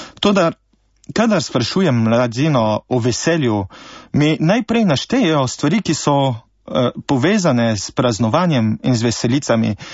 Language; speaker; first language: Slovenian; early bilingual, heritage; Slovenian